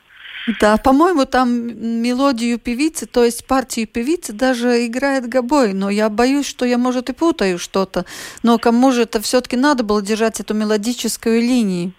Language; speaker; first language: Russian; native; Russian